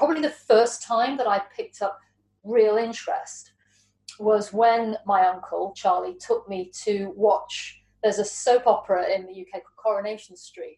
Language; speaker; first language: English; native; English